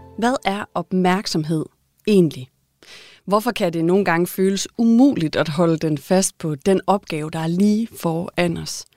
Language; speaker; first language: Danish; native; Danish